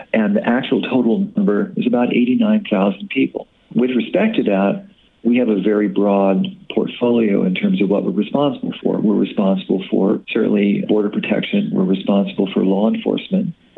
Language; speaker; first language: English; native; English